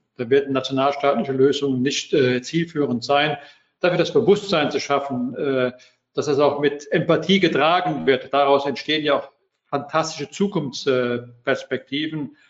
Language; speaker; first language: German; native; German